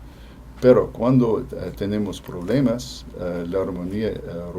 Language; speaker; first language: Spanish; non-native, fluent; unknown